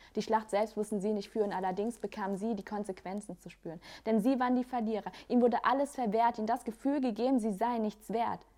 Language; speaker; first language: German; native; German